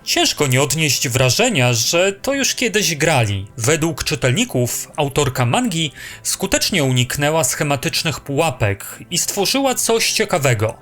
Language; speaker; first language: Polish; native; Polish